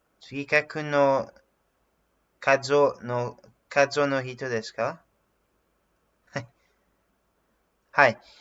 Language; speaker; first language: Japanese; non-native, learner; English